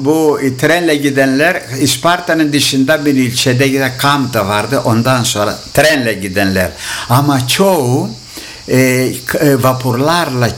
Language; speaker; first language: Turkish; non-native, local second language; Greek